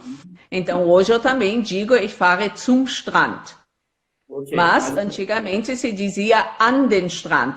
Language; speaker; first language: Portuguese; non-native, fluent; German